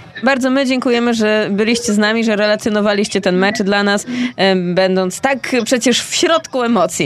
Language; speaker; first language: Polish; native; Polish